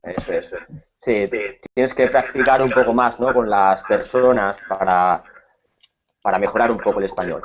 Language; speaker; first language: Spanish; native; Spanish